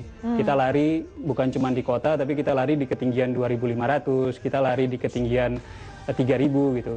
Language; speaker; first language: Indonesian; native; Indonesian